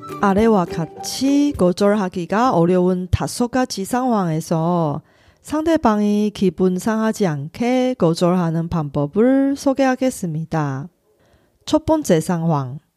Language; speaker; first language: Korean; non-native, fluent; Chinese